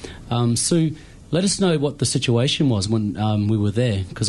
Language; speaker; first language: English; native; English